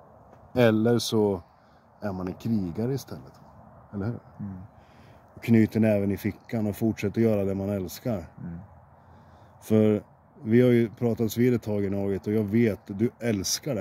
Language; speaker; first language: Swedish; native; Swedish